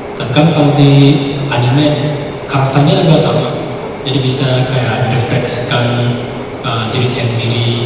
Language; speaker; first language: Indonesian; non-native, fluent; Japanese